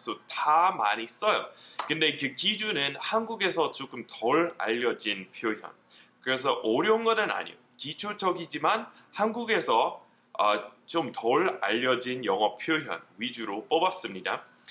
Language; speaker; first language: Korean; non-native, fluent; English